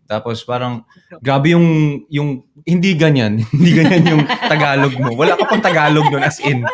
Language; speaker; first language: Filipino; non-native, local second language; Cebuano